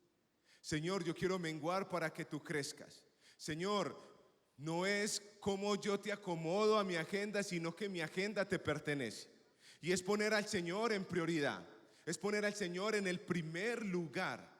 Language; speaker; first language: Spanish; native; Spanish